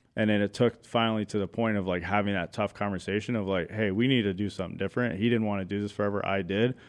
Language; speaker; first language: English; native; English